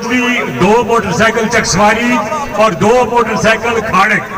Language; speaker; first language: Hindi; non-native, local second language; Punjabi